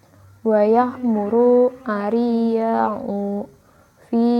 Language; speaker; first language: Arabic; non-native, learner; Indonesian